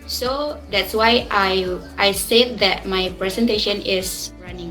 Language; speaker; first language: English; non-native, learner; Indonesian